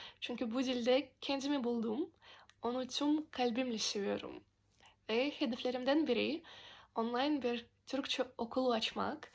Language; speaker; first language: Turkish; non-native, fluent; Russian